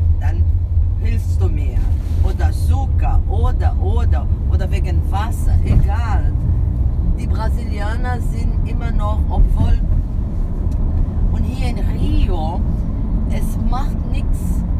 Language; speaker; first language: German; non-native, fluent; Portuguese